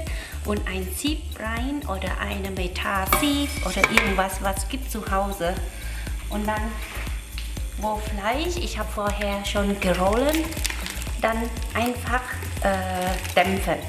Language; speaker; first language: German; non-native, learner; Vietnamese